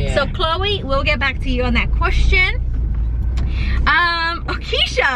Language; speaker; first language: English; native; English